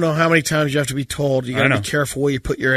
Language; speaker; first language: English; native; English